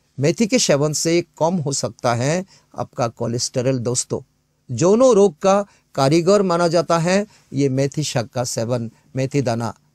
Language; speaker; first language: Hindi; non-native, local second language; Bangla